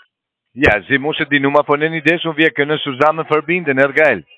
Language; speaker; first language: German; non-native, learner; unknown